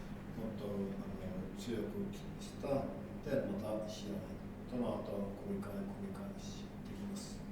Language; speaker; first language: Japanese; non-native, learner; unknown